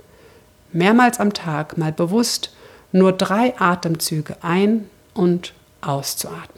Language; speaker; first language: German; native; German